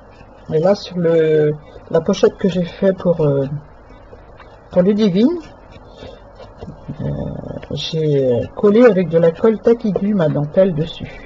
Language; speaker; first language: French; native; French